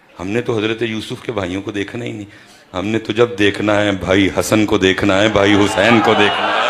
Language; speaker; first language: Urdu; non-native, local second language; Punjabi